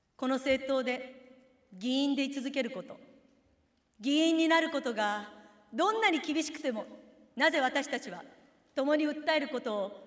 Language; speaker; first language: Japanese; native; Japanese